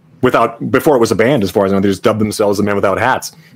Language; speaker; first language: English; native; English